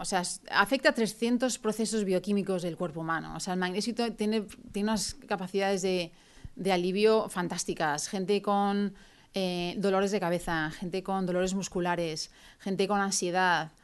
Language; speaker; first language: Spanish; native; Spanish